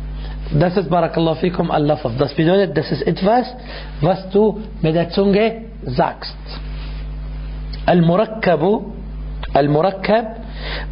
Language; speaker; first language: German; non-native, fluent; Arabic